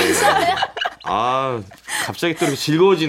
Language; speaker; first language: Korean; native; Korean